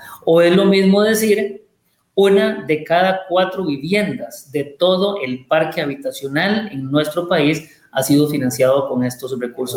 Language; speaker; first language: Spanish; native; Spanish